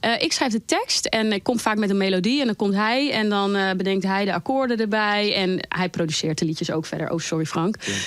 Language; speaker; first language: Dutch; native; Dutch